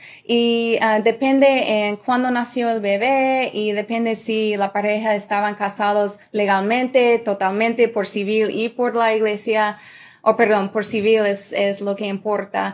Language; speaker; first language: Spanish; early bilingual, other home language; English